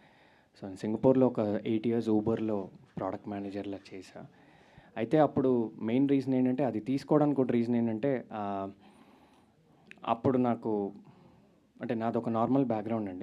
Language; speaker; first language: Telugu; native; Telugu